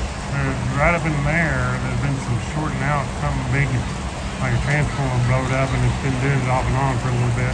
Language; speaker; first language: English; native; English